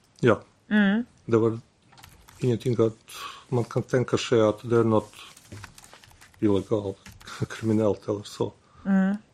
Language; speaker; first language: Swedish; non-native, learner; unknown